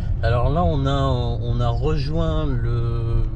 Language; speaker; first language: French; native; French